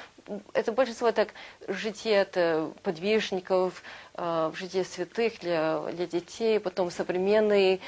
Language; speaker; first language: Russian; early bilingual, heritage; Russian